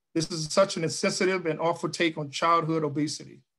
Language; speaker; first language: English; native; English